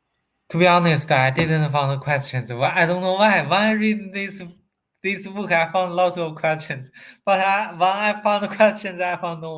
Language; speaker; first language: English; non-native, learner; Chinese